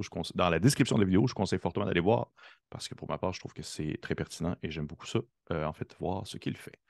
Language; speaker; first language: French; native; French